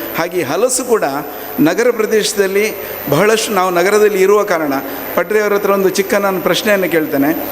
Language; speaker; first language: Kannada; non-native, local second language; Konkani